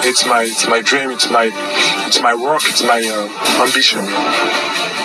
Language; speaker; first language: English; non-native, learner; French